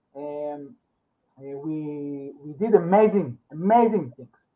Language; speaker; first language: English; non-native, learner; Hebrew